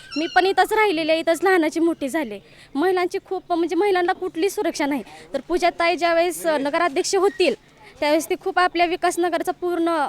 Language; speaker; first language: Marathi; native; Marathi